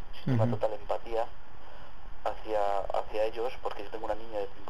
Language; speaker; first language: Spanish; native; Spanish